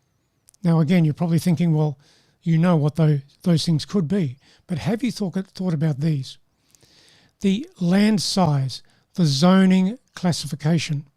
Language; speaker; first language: English; native; English